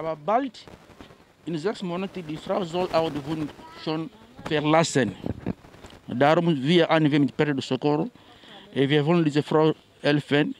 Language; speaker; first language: German; non-native, fluent; Portuguese